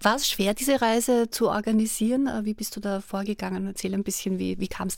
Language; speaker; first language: German; native; German